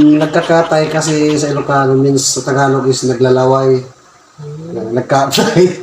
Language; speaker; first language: Filipino; non-native, local second language; Iloko